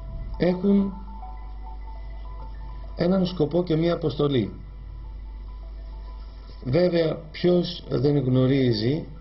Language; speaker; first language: Greek; native; Greek